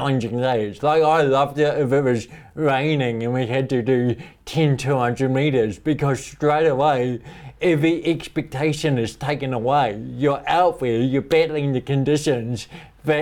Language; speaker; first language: English; native; English